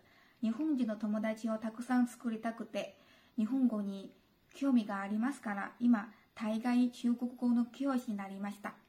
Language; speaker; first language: Japanese; non-native, fluent; Chinese